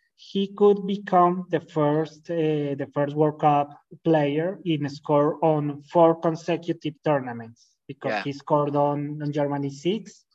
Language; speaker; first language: English; non-native, fluent; Spanish